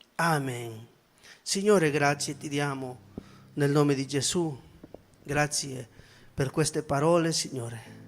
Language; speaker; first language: Italian; non-native, fluent; Spanish